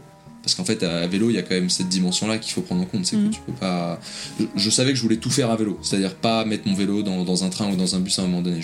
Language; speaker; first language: French; native; French